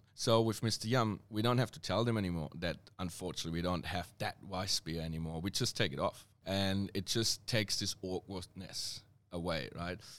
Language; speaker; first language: English; non-native, fluent; German